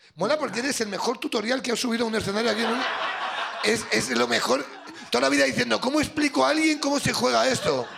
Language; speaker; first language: Spanish; native; Spanish